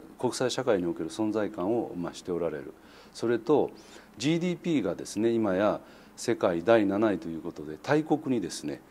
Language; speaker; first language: Japanese; native; Japanese